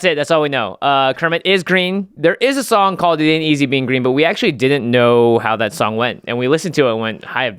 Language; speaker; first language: English; native; English